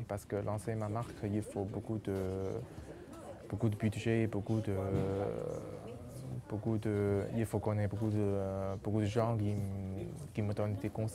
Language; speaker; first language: French; non-native, local second language; Chinese